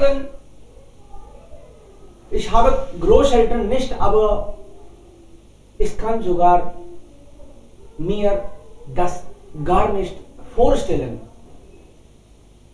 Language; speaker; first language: German; non-native, learner; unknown